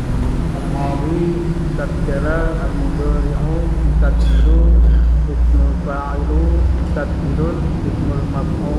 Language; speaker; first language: Arabic; non-native, learner; Indonesian